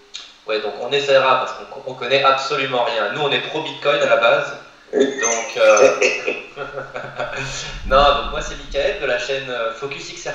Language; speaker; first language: French; native; French